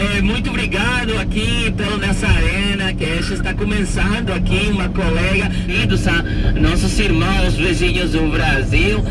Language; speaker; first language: Portuguese; non-native, learner; Spanish